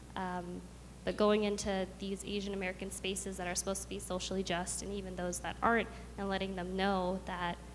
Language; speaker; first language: English; early bilingual, other home language; Khmer